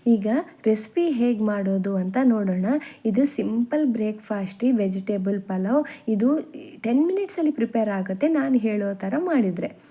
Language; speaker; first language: Kannada; non-native, local second language; Telugu